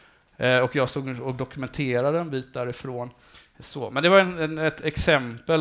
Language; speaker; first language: Swedish; native; Swedish